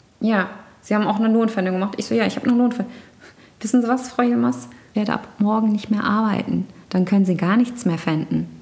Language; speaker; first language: German; early bilingual, other home language; Turkish